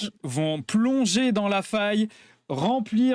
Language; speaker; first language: French; native; French